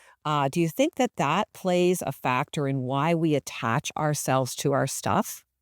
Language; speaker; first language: English; native; English